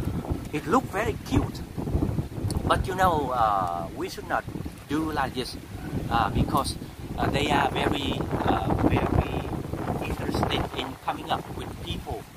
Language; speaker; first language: English; non-native, local second language; Vietnamese